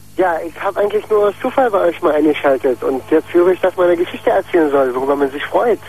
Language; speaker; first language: German; early bilingual, other home language; Arabic